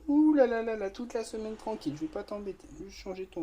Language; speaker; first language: French; native; French